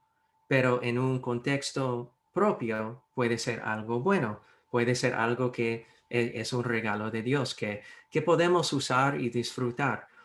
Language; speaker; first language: Spanish; non-native, fluent; English